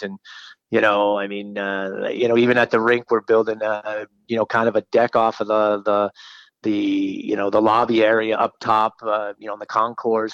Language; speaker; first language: English; native; English